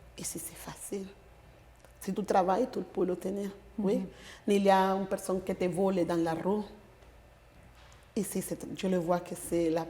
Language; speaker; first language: French; non-native, fluent; Spanish